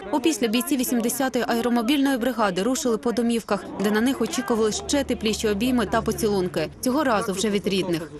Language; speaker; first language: Ukrainian; native; Ukrainian